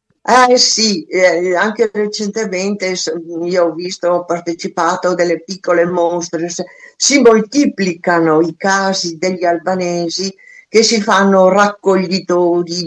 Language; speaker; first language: Italian; non-native, fluent; Albanian